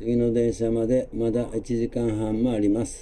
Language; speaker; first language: Japanese; native; Japanese